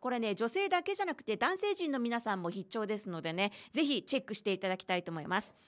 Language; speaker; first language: Japanese; native; Japanese